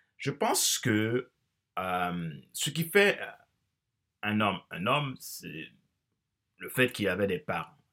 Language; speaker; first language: French; non-native, local second language; Haitian Creole